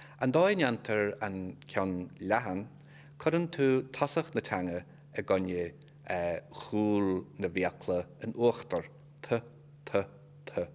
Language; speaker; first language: Irish; native; Irish